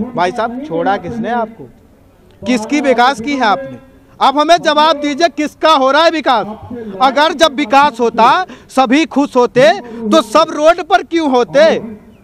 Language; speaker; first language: Hindi; native; Hindi